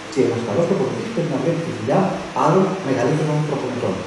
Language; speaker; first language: Greek; early bilingual, other home language; German